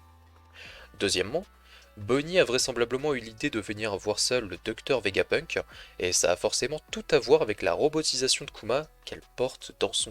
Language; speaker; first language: French; native; French